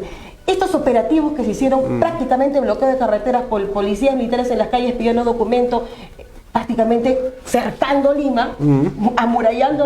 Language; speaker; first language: Spanish; native; Spanish